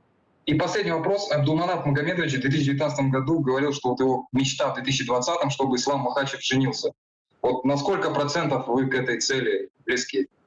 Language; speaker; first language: Russian; native; Russian